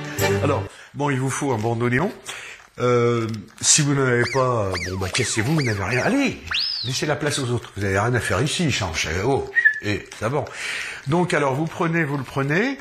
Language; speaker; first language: French; native; French